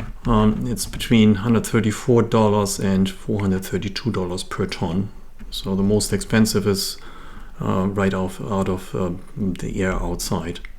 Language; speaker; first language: English; non-native, fluent; German